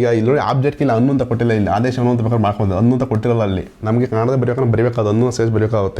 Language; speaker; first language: Kannada; native; Kannada